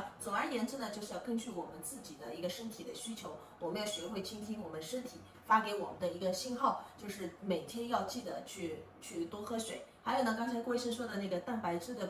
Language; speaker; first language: Chinese; native; Chinese